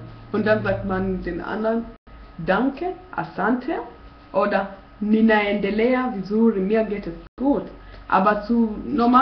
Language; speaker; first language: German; non-native, fluent; Swahili